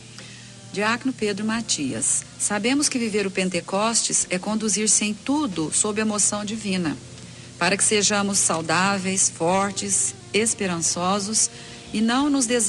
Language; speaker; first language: Portuguese; native; Portuguese